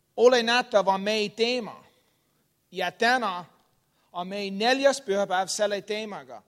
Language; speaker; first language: Estonian; non-native, learner; English